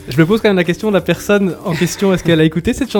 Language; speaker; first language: French; native; French